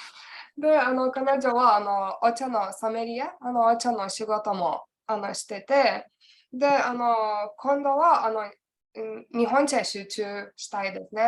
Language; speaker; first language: Japanese; non-native, learner; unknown